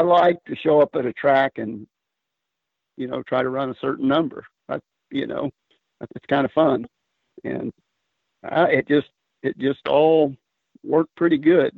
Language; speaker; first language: English; native; English